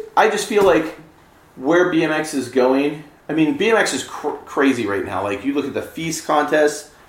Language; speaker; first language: English; native; English